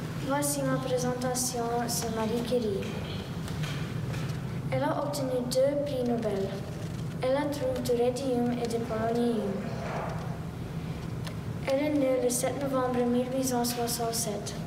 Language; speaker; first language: French; non-native, learner; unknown